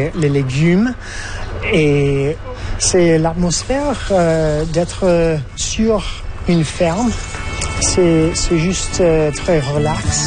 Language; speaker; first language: French; non-native, fluent; English